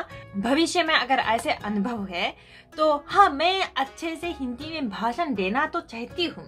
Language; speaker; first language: Hindi; non-native, fluent; Japanese